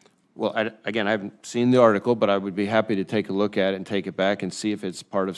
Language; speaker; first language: English; native; English